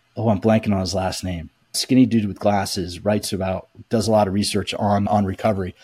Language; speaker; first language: English; native; English